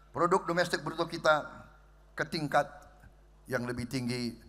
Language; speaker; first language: Indonesian; native; Indonesian